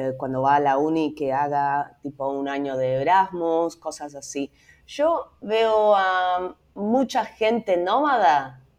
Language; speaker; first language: Spanish; non-native, fluent; Dutch